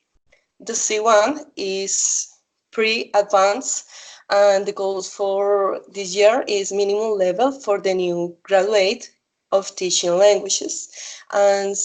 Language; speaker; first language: English; non-native, learner; Spanish